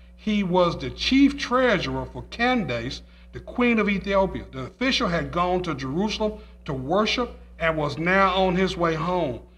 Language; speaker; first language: English; native; English